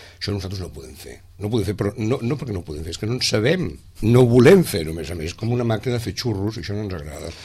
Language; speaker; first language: Catalan; native; Catalan